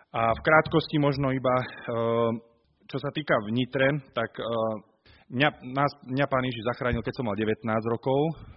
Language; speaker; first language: Slovak; native; Slovak